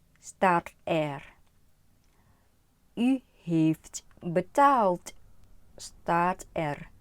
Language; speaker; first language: Dutch; non-native, learner; Thai